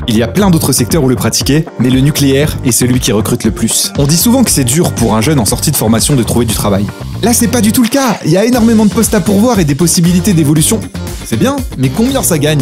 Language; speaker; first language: French; native; French